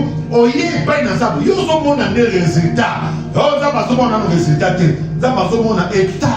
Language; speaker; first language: French; non-native, local second language; Lingala